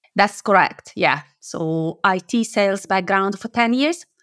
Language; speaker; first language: English; non-native, fluent; Italian